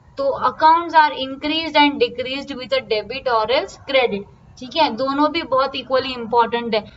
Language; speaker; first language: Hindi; non-native, local second language; Marathi